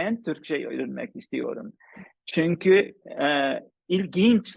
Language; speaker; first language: Turkish; non-native, learner; English